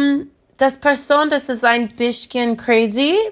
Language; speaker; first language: German; non-native, learner; English